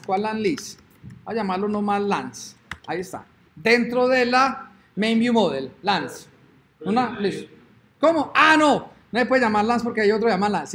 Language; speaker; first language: Spanish; native; Spanish